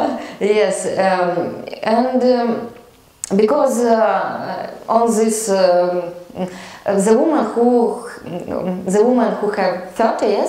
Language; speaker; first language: English; non-native, learner; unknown